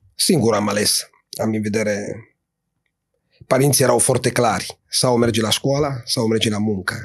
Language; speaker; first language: Romanian; non-native, fluent; Italian